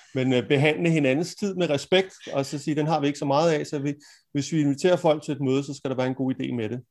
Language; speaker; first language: Danish; native; Danish